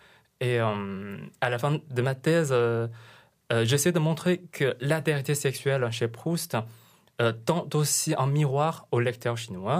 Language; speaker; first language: French; non-native, fluent; Chinese